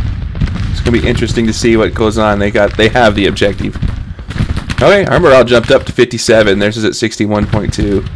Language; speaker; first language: English; native; English